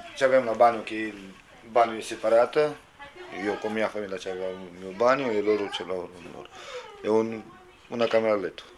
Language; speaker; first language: Italian; non-native, learner; Romanian